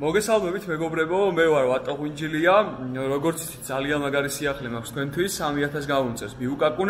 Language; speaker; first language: Georgian; native; Georgian